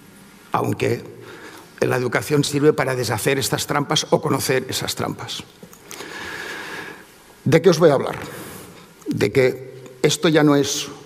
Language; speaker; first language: Spanish; native; Spanish